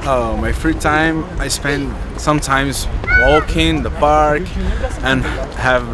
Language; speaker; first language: English; non-native, fluent; Portuguese